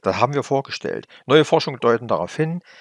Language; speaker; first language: German; native; German